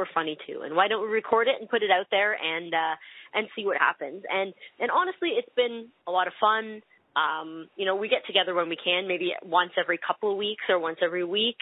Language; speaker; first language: English; native; English